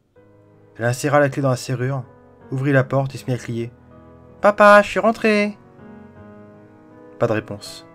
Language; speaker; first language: French; native; French